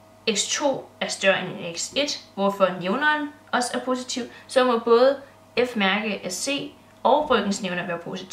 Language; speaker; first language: Danish; native; Danish